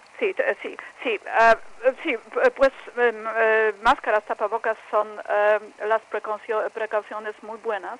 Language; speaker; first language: Spanish; non-native, fluent; Polish